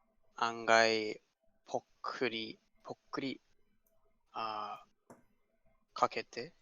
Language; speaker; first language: Japanese; non-native, learner; English